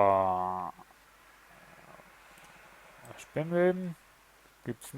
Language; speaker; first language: German; native; German